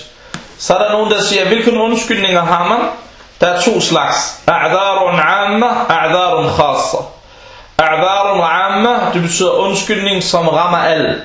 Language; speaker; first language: Danish; non-native, fluent; Arabic